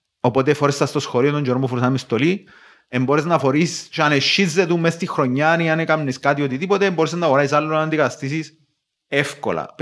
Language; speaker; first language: Greek; native; Greek